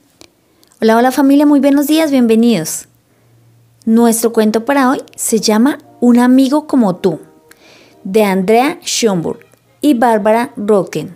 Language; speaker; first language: Spanish; native; Spanish